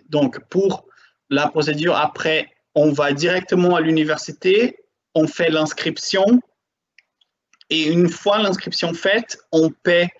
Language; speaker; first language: French; non-native, fluent; Portuguese